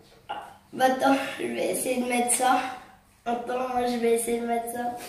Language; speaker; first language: French; native; French